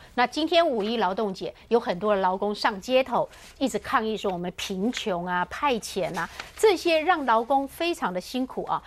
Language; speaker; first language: Chinese; native; Chinese